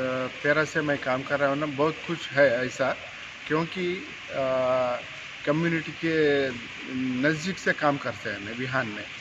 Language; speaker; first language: Hindi; non-native, local second language; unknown